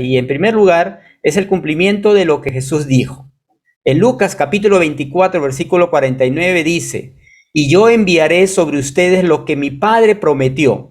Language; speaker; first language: Spanish; native; Spanish